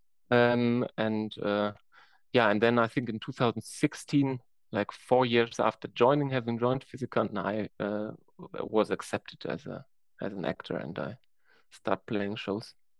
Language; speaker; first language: English; non-native, fluent; German